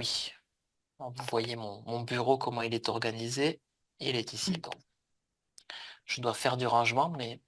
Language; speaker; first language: French; native; French